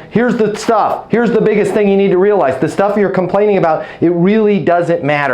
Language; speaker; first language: English; native; English